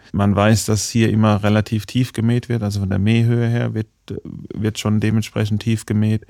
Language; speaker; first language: German; native; German